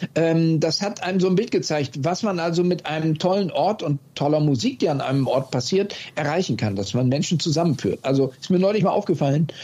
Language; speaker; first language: German; native; German